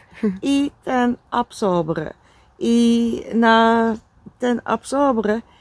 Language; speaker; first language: Polish; non-native, learner; Dutch